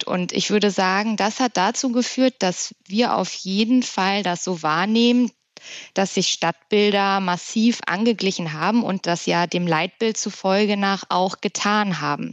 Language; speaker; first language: German; native; German